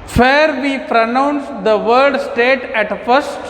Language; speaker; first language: English; non-native, local second language; Kannada